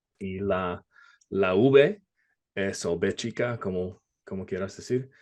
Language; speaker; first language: Spanish; non-native, fluent; English